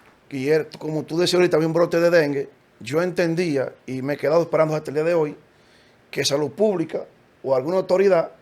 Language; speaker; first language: Spanish; native; Spanish